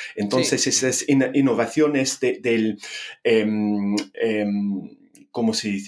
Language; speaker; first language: Spanish; non-native, fluent; English